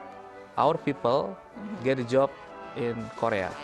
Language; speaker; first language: English; non-native, learner; Indonesian